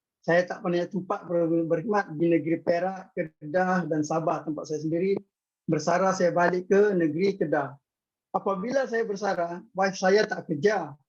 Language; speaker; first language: Malay; native; Malay